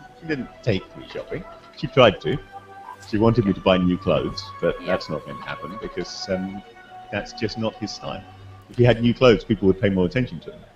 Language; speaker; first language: English; native; English